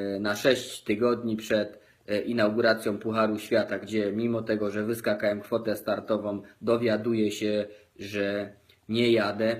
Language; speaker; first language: Polish; native; Polish